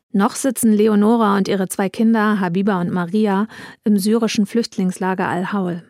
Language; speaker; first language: German; native; German